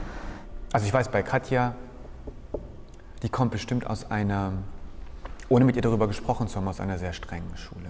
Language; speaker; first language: German; native; German